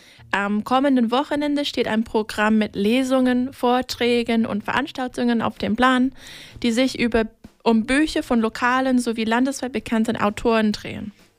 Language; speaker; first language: German; non-native, fluent; English